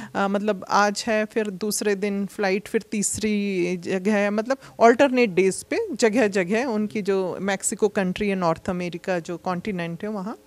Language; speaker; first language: Hindi; native; Hindi